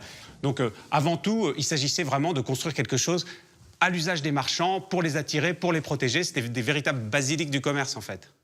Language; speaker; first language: French; native; French